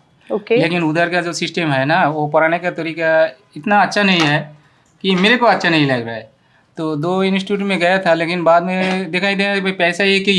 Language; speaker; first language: Hindi; non-native, local second language; Bangla